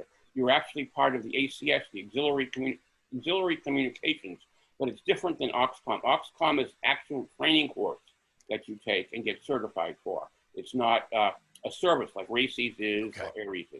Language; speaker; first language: English; native; English